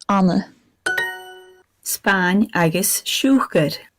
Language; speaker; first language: Irish; non-native, learner; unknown